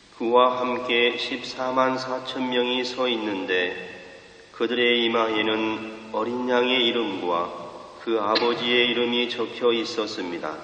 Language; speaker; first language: Korean; native; Korean